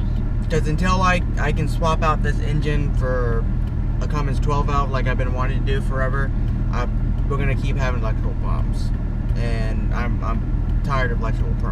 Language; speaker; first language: English; native; English